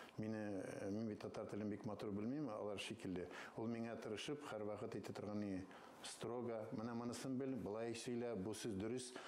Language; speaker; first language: Tatar; non-native, local second language; Russian